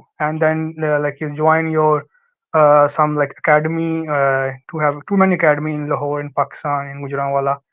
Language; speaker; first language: English; non-native, learner; Urdu